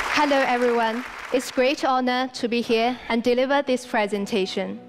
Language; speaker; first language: English; non-native, fluent; Chinese